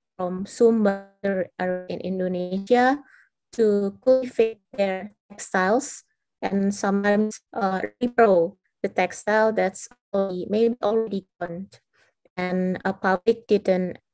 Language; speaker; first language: English; non-native, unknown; Indonesian